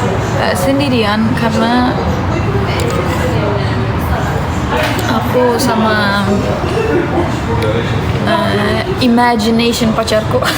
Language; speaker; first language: Indonesian; non-native, learner; Turkish